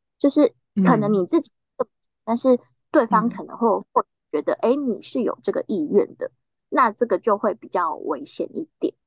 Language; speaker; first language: Chinese; native; Chinese